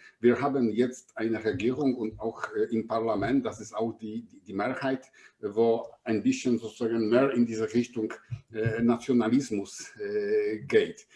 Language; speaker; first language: German; non-native, fluent; Polish